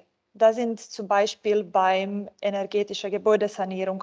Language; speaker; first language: German; non-native, fluent; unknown